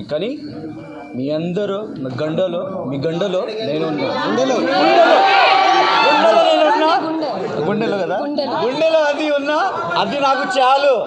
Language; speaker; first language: Telugu; non-native, local second language; Hindi